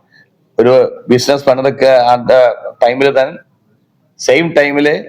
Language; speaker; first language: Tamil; non-native, local second language; Malayalam